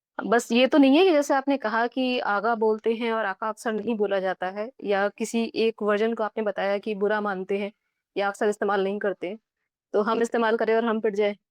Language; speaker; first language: Hindi; native; Hindi